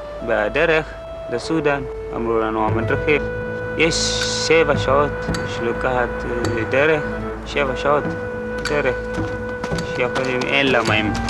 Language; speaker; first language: Hebrew; non-native, learner; Amharic